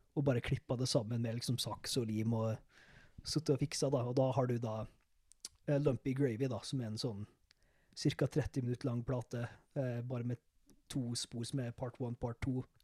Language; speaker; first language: Norwegian; native; Norwegian